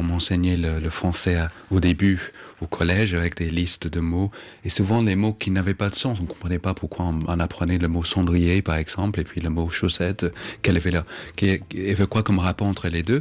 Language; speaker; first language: French; non-native, fluent; English